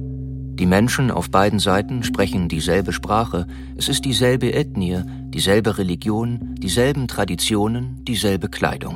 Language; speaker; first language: German; native; German